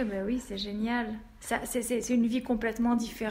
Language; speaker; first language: French; native; French